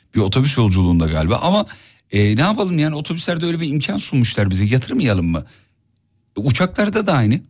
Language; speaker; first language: Turkish; native; Turkish